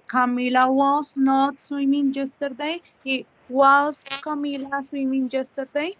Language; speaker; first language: English; non-native, learner; Spanish